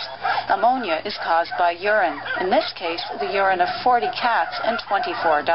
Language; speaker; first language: English; native; English